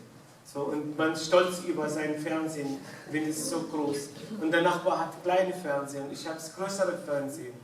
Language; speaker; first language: German; non-native, fluent; Arabic